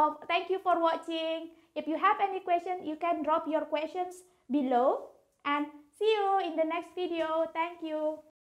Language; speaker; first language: English; non-native, fluent; Indonesian